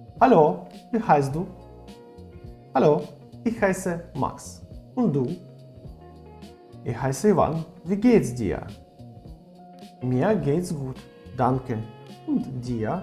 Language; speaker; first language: German; non-native, fluent; Ukrainian